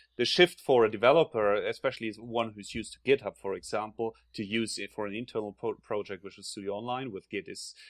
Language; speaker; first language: English; non-native, fluent; German